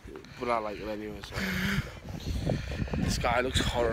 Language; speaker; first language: English; native; English